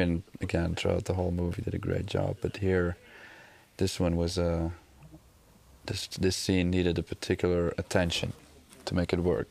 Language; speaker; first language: English; non-native, fluent; Dutch